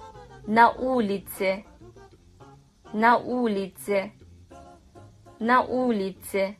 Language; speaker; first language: Russian; non-native, fluent; Kazakh